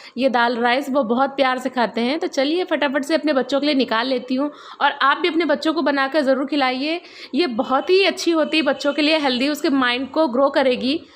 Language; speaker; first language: Hindi; native; Hindi